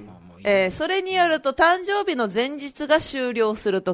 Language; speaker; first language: Japanese; native; Japanese